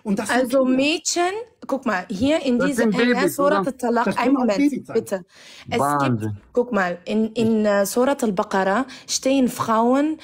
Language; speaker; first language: German; non-native, fluent; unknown